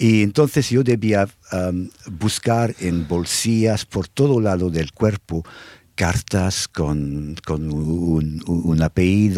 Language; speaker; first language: Spanish; non-native, fluent; English